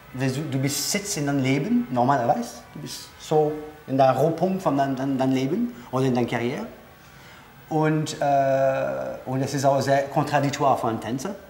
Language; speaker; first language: German; non-native, learner; French